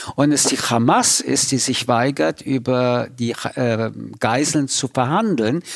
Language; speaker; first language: German; early bilingual, other home language; French